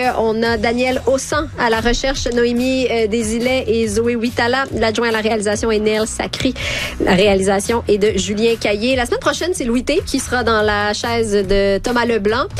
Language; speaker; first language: French; native; French